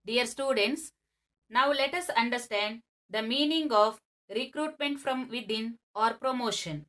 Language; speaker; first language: English; non-native, local second language; Kannada